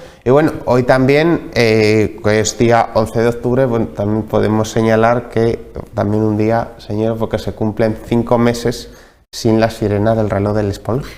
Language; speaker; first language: Spanish; native; Spanish